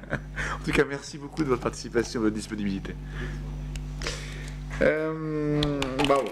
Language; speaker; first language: French; native; French